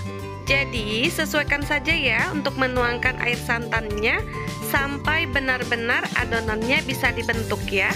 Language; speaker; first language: Indonesian; native; Indonesian